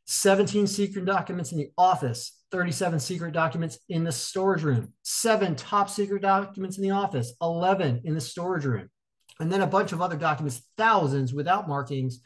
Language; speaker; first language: English; native; English